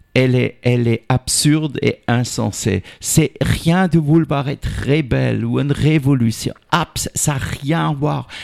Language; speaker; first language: French; native; French